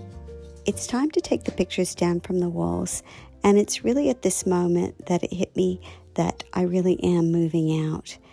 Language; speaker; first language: English; native; English